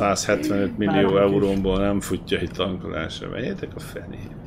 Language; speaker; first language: Hungarian; native; Hungarian